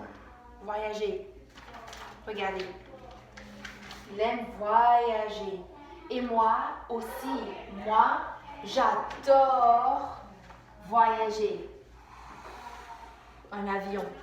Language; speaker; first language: French; non-native, fluent; English